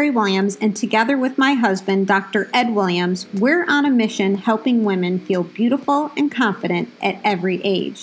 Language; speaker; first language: English; native; English